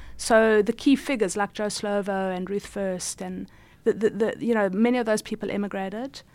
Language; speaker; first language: English; native; English